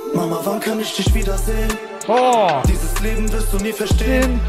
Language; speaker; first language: German; native; German